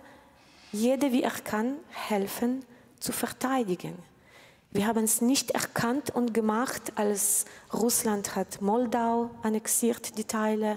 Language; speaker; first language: German; non-native, fluent; Ukrainian